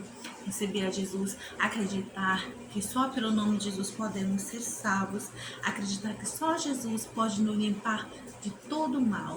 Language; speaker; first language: Portuguese; native; Portuguese